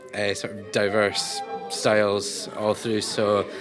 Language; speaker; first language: English; native; English